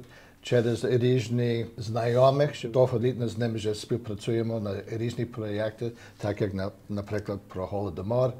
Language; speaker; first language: Ukrainian; early bilingual, heritage; Ukrainian